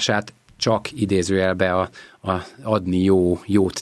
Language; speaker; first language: Hungarian; native; Hungarian